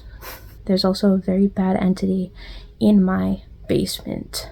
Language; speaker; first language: English; native; English